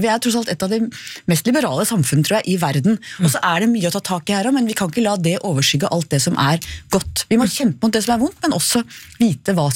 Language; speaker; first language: Norwegian; native; Norwegian